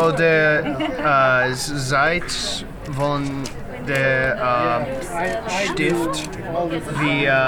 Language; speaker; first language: German; non-native, learner; English